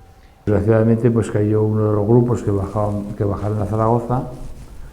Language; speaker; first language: Spanish; native; Spanish